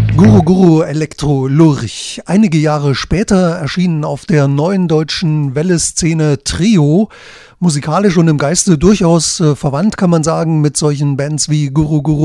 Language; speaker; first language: German; native; German